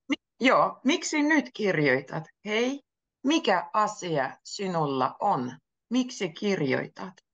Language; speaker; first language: Finnish; native; Finnish